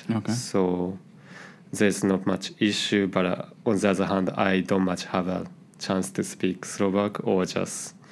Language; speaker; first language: English; non-native, learner; Japanese